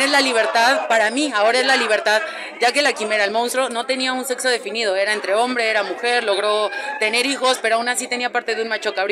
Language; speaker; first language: Spanish; native; Spanish